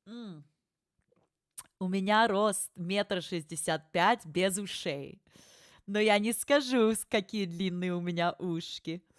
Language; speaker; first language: Russian; early bilingual, heritage; Russian